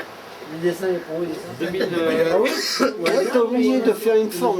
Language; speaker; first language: French; native; French